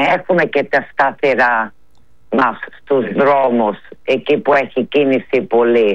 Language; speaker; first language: Greek; early bilingual, heritage; Greek